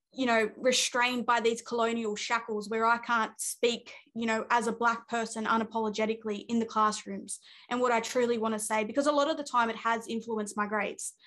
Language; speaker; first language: English; native; English